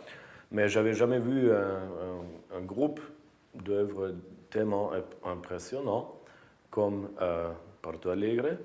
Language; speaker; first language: French; non-native, fluent; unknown